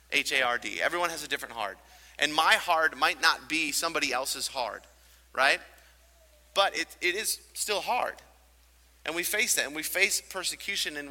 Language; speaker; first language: English; native; English